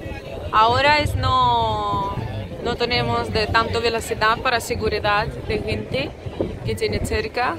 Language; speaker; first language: Spanish; non-native, learner; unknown